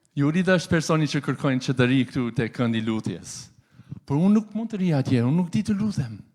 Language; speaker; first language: Albanian; non-native, fluent; English